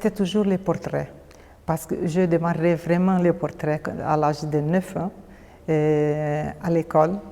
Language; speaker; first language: French; non-native, fluent; Portuguese